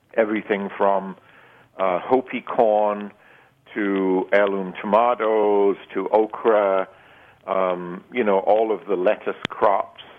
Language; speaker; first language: English; native; English